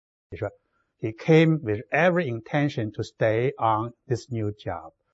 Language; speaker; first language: English; non-native, fluent; Chinese